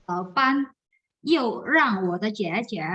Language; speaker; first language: Chinese; non-native, learner; Indonesian